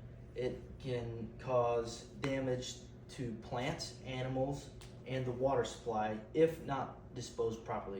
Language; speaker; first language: English; native; English